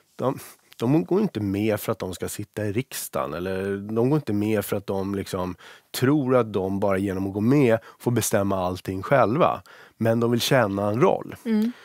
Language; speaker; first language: Swedish; native; Swedish